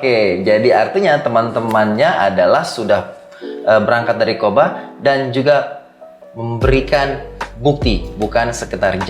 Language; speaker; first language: Indonesian; native; Indonesian